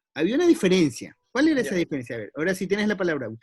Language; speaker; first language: Spanish; native; Spanish